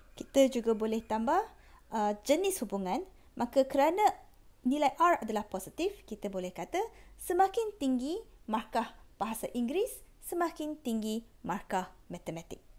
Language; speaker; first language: Malay; non-native, local second language; Chinese